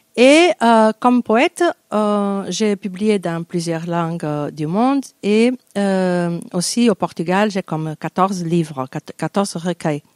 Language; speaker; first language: French; non-native, fluent; Portuguese